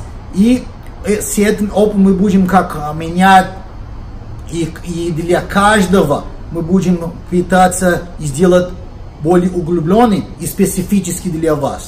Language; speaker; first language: Russian; non-native, learner; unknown